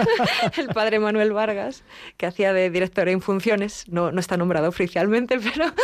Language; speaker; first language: Spanish; native; Spanish